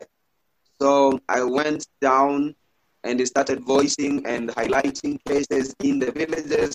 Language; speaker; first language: English; non-native, local second language; Gusii